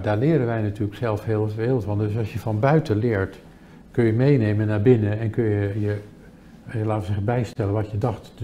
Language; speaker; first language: Dutch; native; Dutch